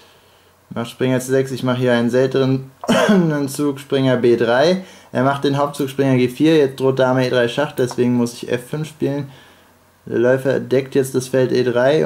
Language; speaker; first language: German; native; German